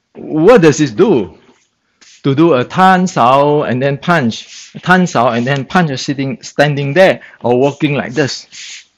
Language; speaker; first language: English; non-native, fluent; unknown